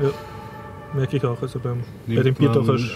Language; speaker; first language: German; native; German